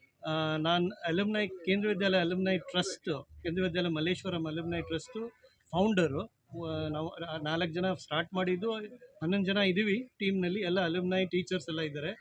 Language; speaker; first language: Kannada; non-native, local second language; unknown